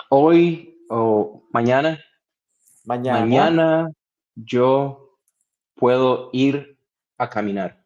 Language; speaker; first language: Spanish; non-native, learner; English